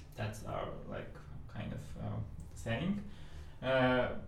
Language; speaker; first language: English; non-native, fluent; Persian